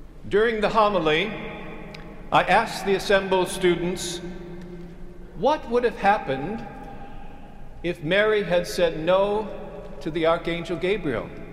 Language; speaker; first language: English; native; English